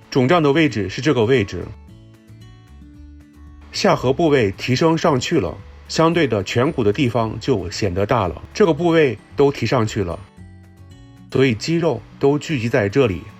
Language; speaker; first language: Chinese; native; Chinese